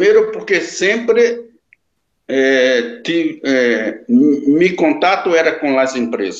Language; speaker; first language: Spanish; non-native, learner; Portuguese